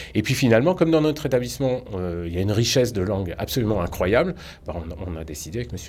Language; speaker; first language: French; native; French